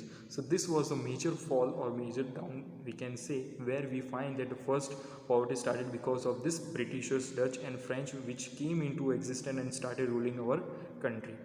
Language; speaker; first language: English; non-native, local second language; Hindi